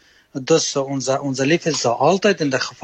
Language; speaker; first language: Dutch; non-native, learner; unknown